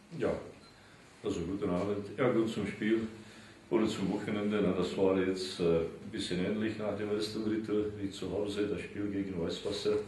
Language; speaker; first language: German; non-native, fluent; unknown